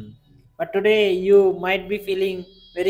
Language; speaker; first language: English; non-native, local second language; Hindi